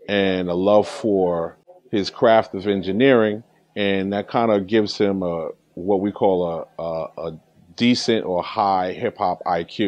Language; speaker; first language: English; early bilingual, other home language; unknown